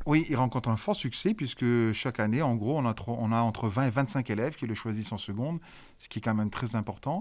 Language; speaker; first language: French; native; French